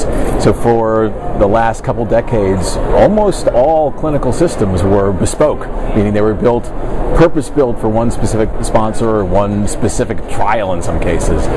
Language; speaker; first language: English; native; English